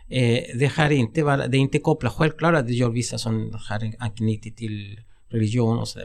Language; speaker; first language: Swedish; non-native, fluent; Spanish